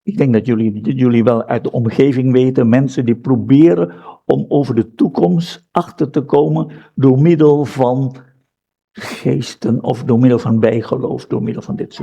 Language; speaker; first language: Dutch; non-native, fluent; Indonesian